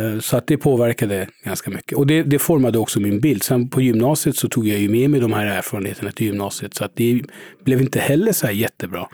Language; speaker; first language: Swedish; early bilingual, other home language; Persian